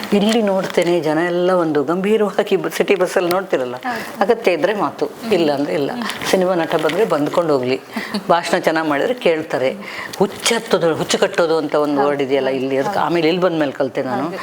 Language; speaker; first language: Kannada; native; Kannada